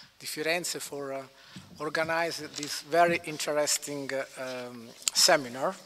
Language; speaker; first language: English; non-native, fluent; Italian